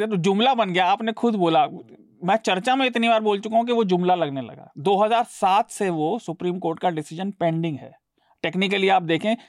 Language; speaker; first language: Hindi; native; Hindi